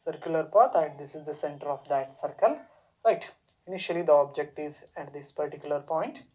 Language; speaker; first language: English; non-native, local second language; Kannada